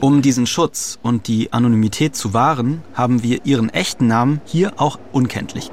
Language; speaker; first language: German; native; German